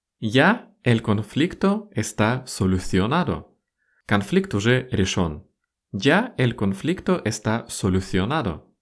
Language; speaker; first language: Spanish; non-native, fluent; Russian